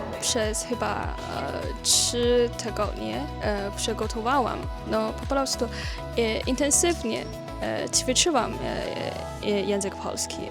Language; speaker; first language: Polish; non-native, learner; Chinese